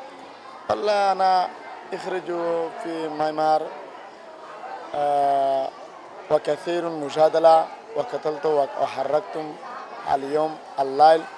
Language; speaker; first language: Arabic; non-native, learner; Rohingya